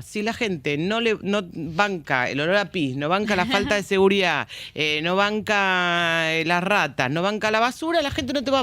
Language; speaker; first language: Spanish; native; Spanish